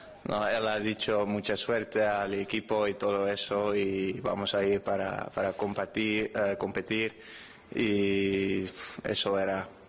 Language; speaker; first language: Spanish; non-native, fluent; Dutch